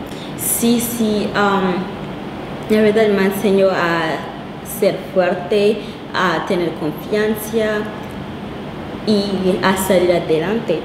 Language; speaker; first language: Spanish; non-native, local second language; Kinyarwanda